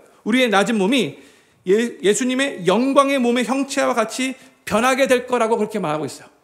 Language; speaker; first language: Korean; native; Korean